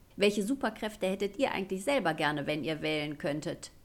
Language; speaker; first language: German; native; German